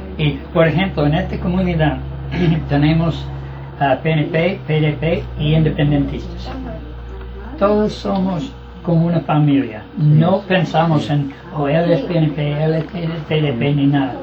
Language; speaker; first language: Spanish; non-native, fluent; English